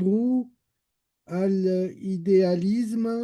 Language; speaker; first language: Hebrew; non-native, learner; French